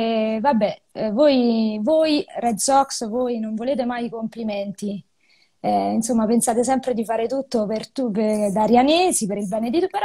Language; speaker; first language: Italian; native; Italian